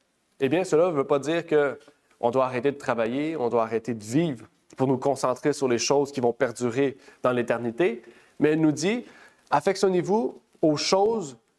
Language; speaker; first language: French; native; French